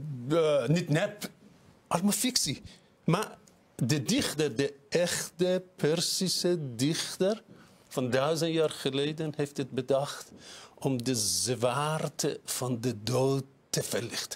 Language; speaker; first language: Dutch; non-native, fluent; Persian